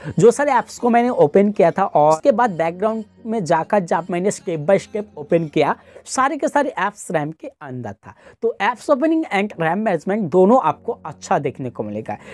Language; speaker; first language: Hindi; non-native, local second language; Bangla